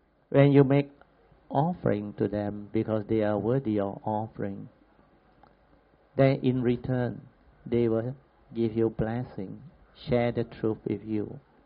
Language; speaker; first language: English; non-native, local second language; Min Nan Chinese